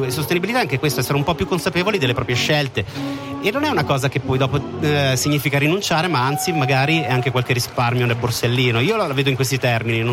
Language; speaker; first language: Italian; native; Italian